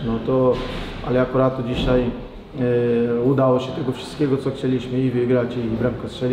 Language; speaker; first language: Polish; non-native, fluent; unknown